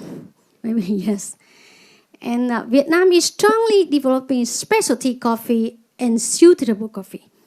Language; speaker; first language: English; non-native, learner; Vietnamese